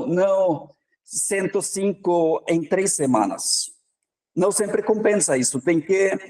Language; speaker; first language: Portuguese; non-native, fluent; Norwegian